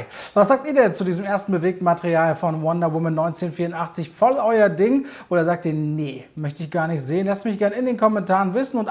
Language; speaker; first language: German; native; German